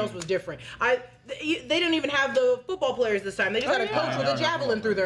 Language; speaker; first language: English; native; English